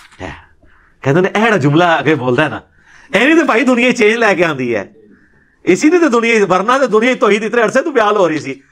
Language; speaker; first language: Urdu; non-native, local second language; Punjabi